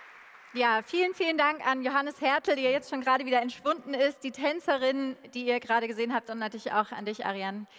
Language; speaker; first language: German; native; German